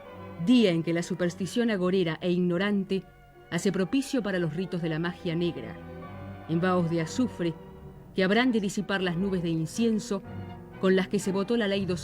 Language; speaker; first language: Spanish; native; Spanish